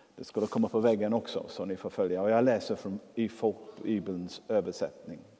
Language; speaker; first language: Swedish; non-native, fluent; English